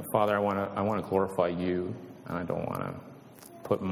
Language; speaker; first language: English; native; English